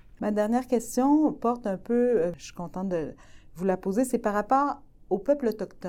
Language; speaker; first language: French; native; French